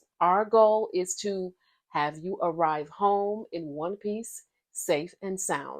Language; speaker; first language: English; native; English